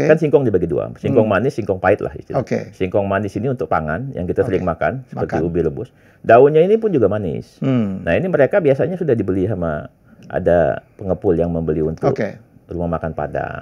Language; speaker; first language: Indonesian; native; Indonesian